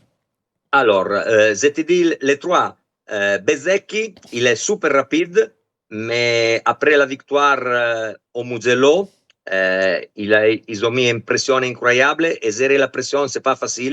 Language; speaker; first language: French; non-native, fluent; Italian